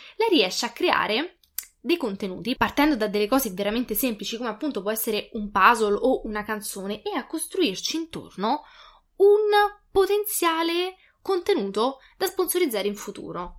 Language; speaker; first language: Italian; native; Italian